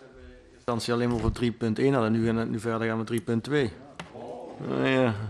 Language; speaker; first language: Dutch; native; Dutch